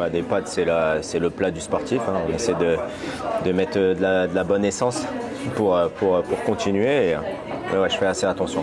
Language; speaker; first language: French; native; French